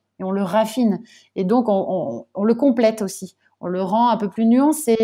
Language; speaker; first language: French; native; French